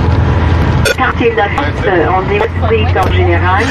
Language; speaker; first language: French; non-native, fluent; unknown